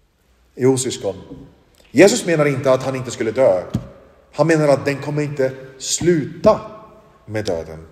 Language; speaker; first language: Swedish; non-native, local second language; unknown